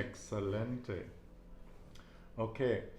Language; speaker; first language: Spanish; non-native, learner; English